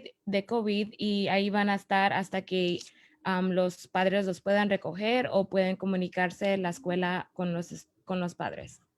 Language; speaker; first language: Spanish; early bilingual, other home language; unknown